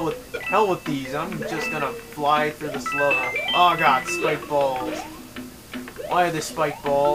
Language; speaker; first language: English; native; English